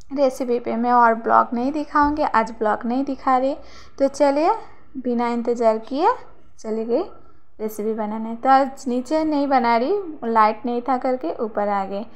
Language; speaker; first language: Hindi; non-native, local second language; Bangla